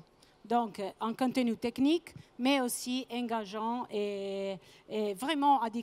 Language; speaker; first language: French; non-native, fluent; Italian